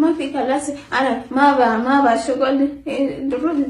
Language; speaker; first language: Arabic; non-native, learner; Oromo